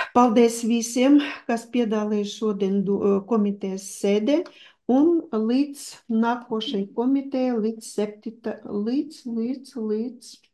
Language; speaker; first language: Latvian; non-native, local second language; Russian